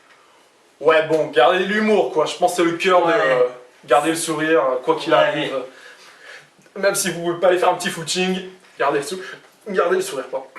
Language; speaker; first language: French; native; French